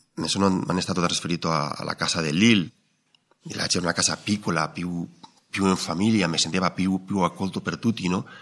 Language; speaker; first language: Italian; non-native, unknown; Spanish